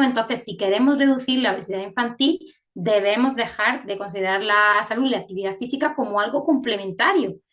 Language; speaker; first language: Spanish; native; Spanish